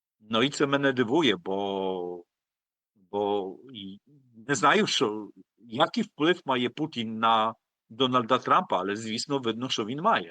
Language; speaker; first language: Polish; non-native, learner; Ukrainian